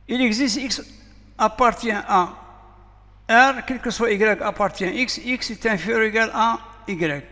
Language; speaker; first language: French; non-native, local second language; Arabic